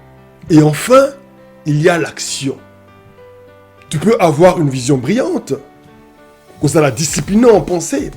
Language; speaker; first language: French; non-native, local second language; Lingala